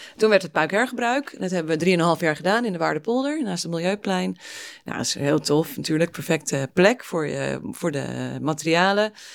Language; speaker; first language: Dutch; non-native, fluent; English